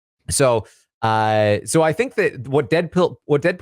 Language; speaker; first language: English; native; English